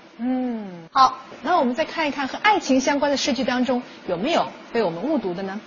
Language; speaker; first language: Chinese; native; Chinese